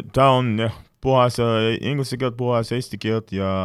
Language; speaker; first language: Estonian; non-native, fluent; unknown